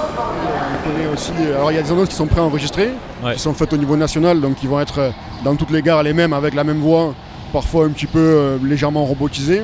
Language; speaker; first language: French; native; French